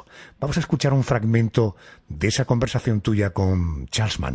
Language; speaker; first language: Spanish; native; Spanish